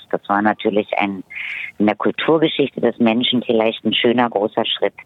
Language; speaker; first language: German; native; German